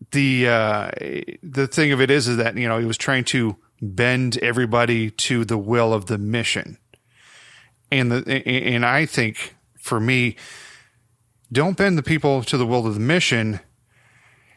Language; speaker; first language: English; native; English